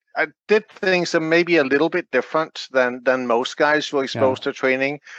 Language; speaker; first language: English; non-native, fluent; Danish